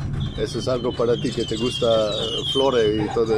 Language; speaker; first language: Spanish; non-native, learner; English